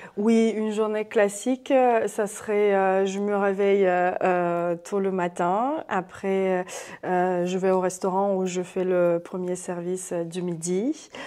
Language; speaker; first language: French; non-native, fluent; Russian